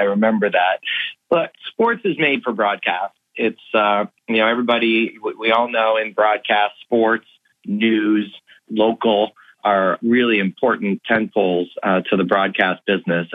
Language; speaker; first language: English; native; English